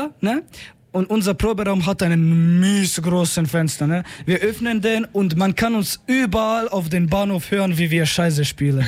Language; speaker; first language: German; native; German